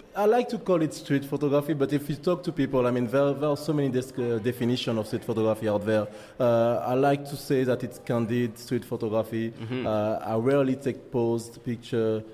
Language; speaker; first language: English; non-native, fluent; French